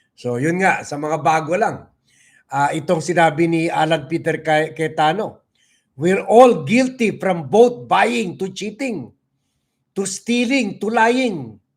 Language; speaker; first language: Filipino; native; Filipino